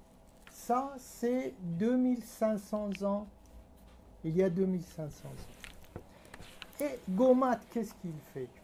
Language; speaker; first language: French; non-native, fluent; Persian